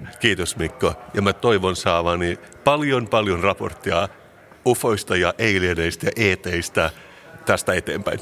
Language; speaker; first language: Finnish; non-native, local second language; Swedish